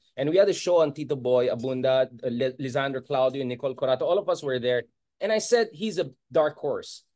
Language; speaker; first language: English; non-native, local second language; Iloko